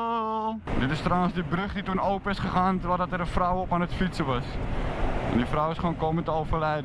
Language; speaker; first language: Dutch; native; Dutch